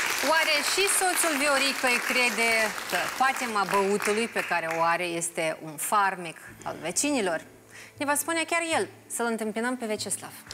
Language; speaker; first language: Romanian; native; Romanian